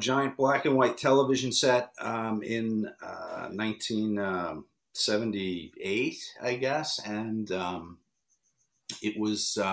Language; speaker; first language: English; native; English